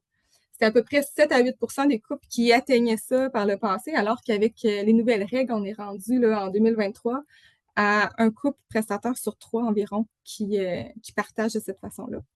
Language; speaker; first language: French; native; French